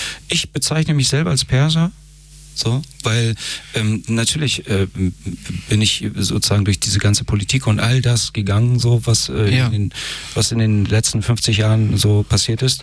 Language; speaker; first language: German; early bilingual, other home language; Persian